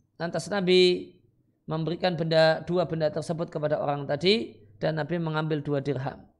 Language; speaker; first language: Indonesian; native; Indonesian